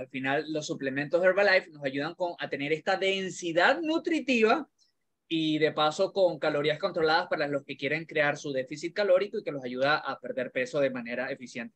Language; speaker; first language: Spanish; native; Spanish